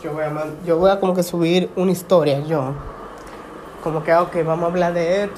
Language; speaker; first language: Spanish; early bilingual, heritage; Spanish